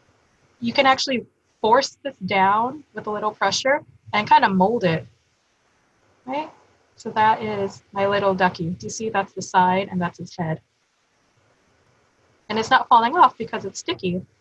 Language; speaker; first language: English; native; English